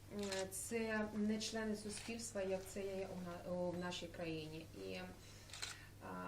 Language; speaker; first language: Ukrainian; non-native, learner; German